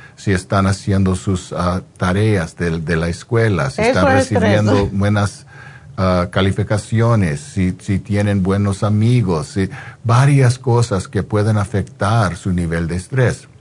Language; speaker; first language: Spanish; non-native, fluent; English